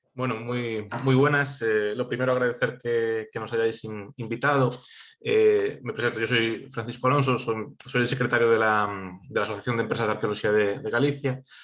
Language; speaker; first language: Spanish; native; Spanish